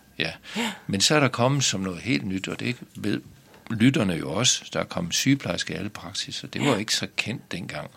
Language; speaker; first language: Danish; native; Danish